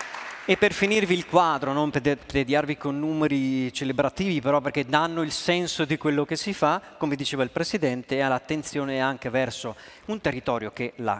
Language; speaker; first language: Italian; native; Italian